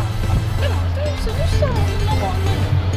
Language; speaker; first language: Japanese; native; Japanese